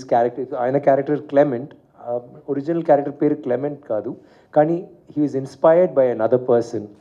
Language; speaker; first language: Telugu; non-native, learner; Tamil